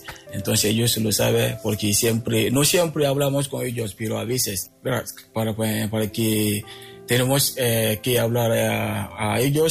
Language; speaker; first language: Spanish; non-native, fluent; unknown